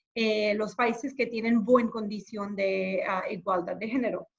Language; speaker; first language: Spanish; non-native, fluent; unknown